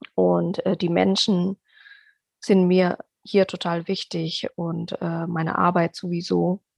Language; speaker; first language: German; non-native, fluent; Indonesian